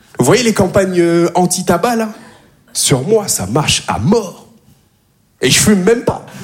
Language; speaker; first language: French; native; French